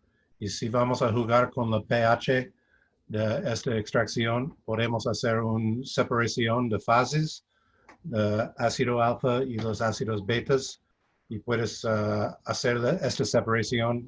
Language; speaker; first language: Spanish; non-native, fluent; English